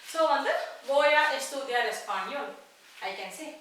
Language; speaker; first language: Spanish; non-native, fluent; Tamil